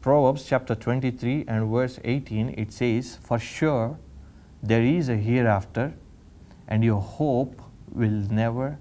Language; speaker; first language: English; non-native, local second language; Telugu